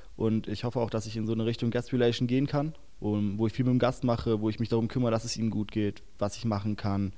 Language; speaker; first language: German; native; German